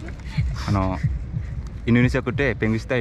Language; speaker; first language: Japanese; non-native, fluent; Indonesian